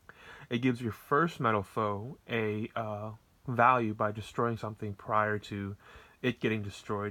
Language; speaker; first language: English; native; English